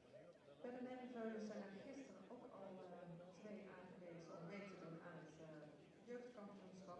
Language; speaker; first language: Dutch; native; Dutch